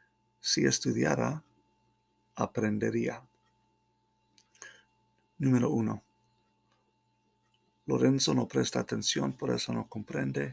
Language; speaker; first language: Spanish; non-native, fluent; English